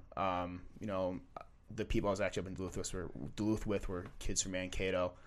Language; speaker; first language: English; native; English